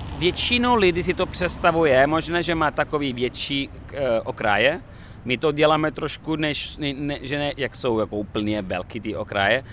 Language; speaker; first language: Czech; non-native, fluent; Italian